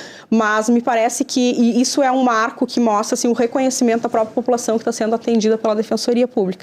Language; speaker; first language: Portuguese; native; Portuguese